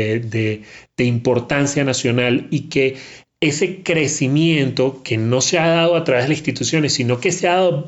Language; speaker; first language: Spanish; native; Spanish